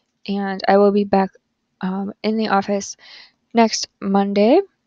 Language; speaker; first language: English; native; English